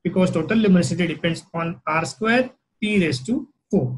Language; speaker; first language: English; non-native, local second language; Marathi